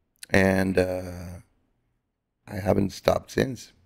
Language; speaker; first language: English; non-native, fluent; Spanish